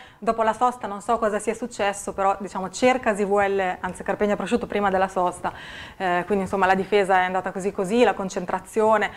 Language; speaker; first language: Italian; native; Italian